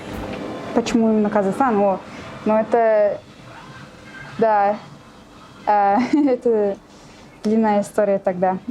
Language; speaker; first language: Russian; non-native, fluent; English